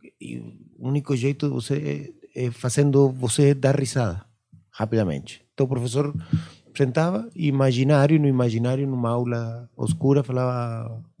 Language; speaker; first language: Portuguese; non-native, fluent; Spanish